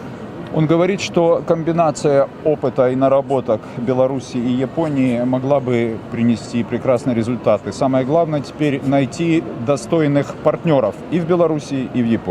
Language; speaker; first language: Russian; native; Russian